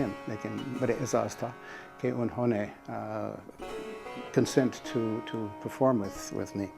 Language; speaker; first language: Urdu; non-native, fluent; English